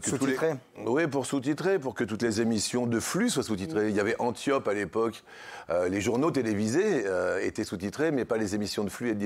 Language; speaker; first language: French; native; French